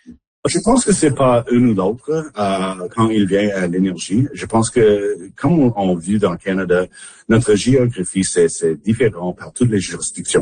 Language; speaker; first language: French; non-native, local second language; English